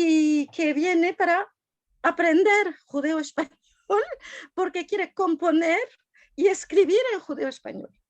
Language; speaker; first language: Spanish; non-native, fluent; French